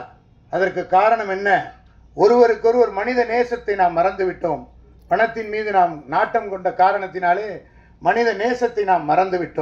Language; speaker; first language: Tamil; native; Tamil